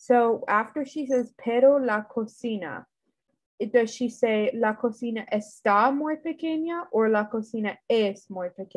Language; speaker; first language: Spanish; non-native, fluent; English